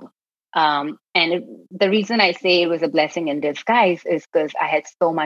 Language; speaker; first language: English; non-native, local second language; Gujarati